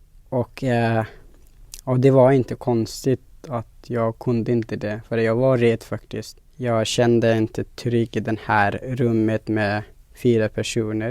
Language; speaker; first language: Swedish; non-native, fluent; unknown